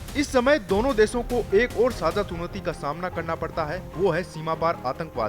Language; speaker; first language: Hindi; native; Hindi